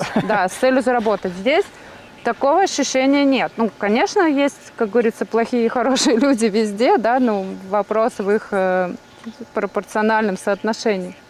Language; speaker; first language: Russian; native; Russian